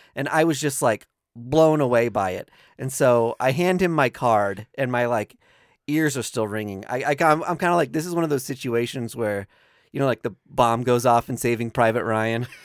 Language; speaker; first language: English; early bilingual, other home language; Italian